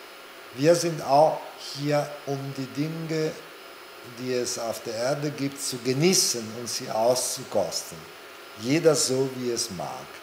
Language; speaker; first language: German; non-native, fluent; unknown